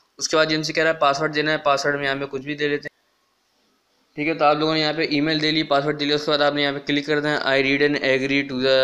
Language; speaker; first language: Urdu; non-native, local second language; Punjabi